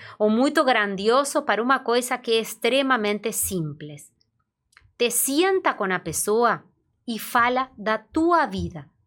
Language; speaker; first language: Portuguese; non-native, fluent; Spanish